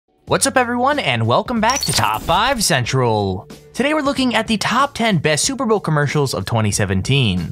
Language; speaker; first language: English; native; English